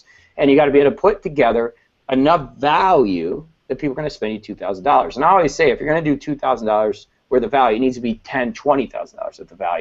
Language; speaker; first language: English; native; English